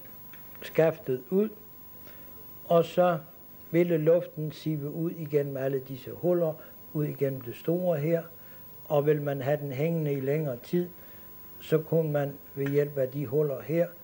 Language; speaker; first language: Danish; native; Danish